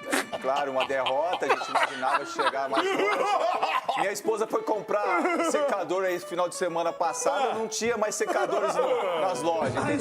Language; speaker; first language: Portuguese; native; Portuguese